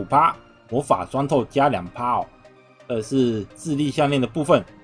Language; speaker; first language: Chinese; native; Chinese